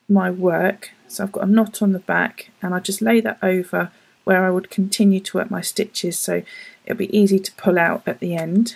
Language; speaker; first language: English; native; English